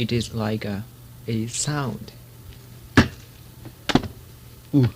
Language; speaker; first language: English; non-native, learner; Japanese